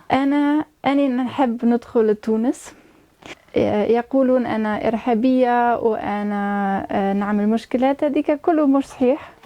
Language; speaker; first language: Arabic; non-native, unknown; German